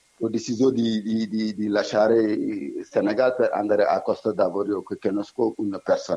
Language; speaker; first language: Italian; non-native, learner; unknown